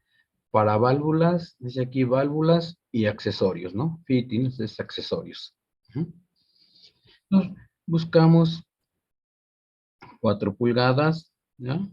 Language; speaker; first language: Spanish; native; Spanish